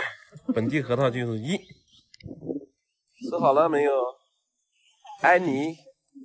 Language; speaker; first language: Chinese; native; Chinese